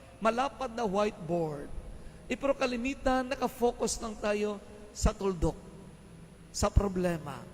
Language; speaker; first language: Filipino; non-native, local second language; Hiligaynon